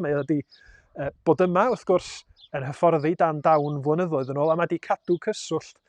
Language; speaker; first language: Welsh; native; Welsh